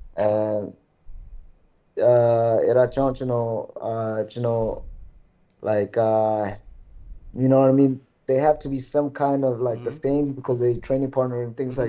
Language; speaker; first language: English; early bilingual, other home language; Burmese